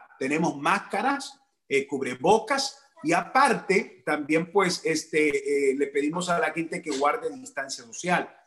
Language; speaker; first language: Spanish; native; Spanish